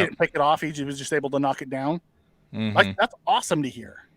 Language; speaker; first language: English; native; English